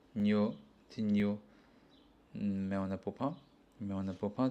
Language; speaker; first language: French; non-native, learner; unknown